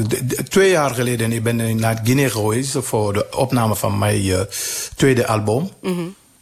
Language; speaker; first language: Dutch; non-native, learner; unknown